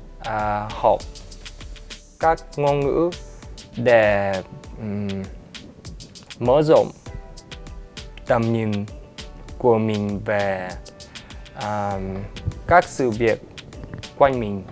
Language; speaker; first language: Vietnamese; non-native, learner; Ukrainian